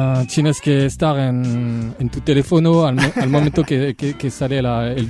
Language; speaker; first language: Spanish; non-native, fluent; French